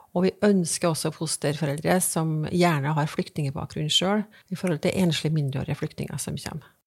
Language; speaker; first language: Norwegian; native; Norwegian